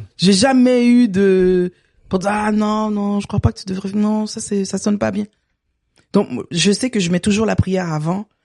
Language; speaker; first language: French; early bilingual, other home language; Haitian Creole